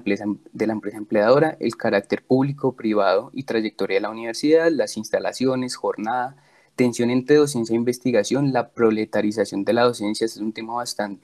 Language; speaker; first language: Spanish; native; Spanish